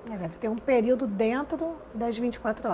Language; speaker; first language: Portuguese; native; Portuguese